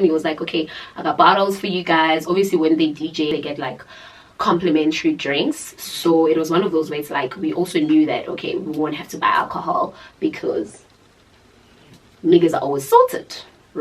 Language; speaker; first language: English; non-native, local second language; Zulu